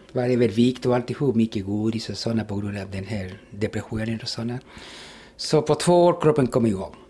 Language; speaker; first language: Swedish; non-native, fluent; Spanish